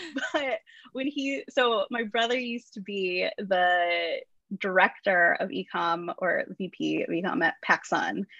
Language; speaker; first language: English; native; English